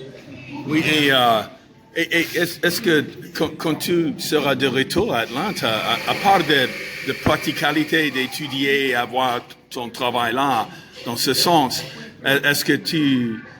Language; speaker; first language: French; non-native, fluent; English